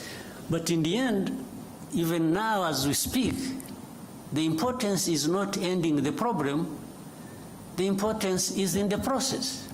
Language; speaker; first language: English; non-native, local second language; Kinyarwanda